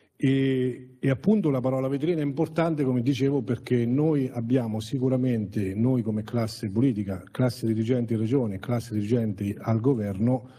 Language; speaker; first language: Italian; native; Italian